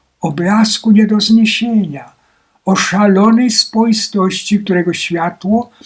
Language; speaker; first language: Polish; native; Polish